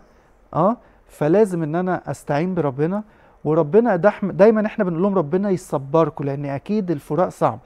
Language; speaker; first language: Arabic; native; Arabic